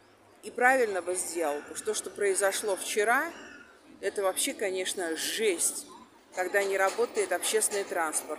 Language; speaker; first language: Russian; native; Russian